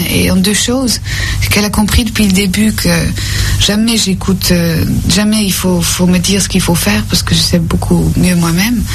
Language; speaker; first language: French; non-native, fluent; Dutch